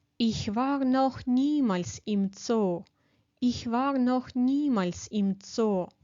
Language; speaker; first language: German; non-native, fluent; Ukrainian